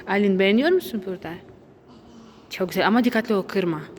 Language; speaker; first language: Turkish; non-native, learner; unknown